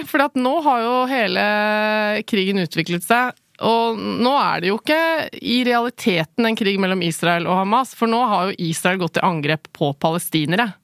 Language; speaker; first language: Norwegian; early bilingual, other home language; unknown